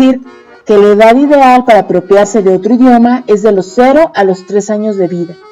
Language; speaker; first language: Spanish; native; Spanish